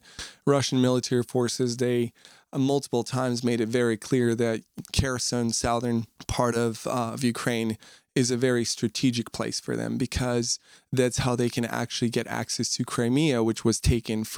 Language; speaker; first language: English; non-native, fluent; Ukrainian